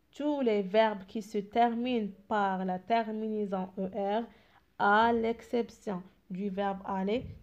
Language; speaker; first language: French; non-native, local second language; Arabic